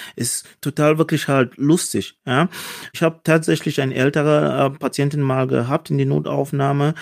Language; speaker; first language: German; non-native, fluent; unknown